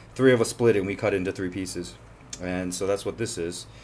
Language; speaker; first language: English; native; English